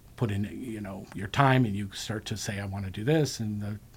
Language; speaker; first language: English; native; English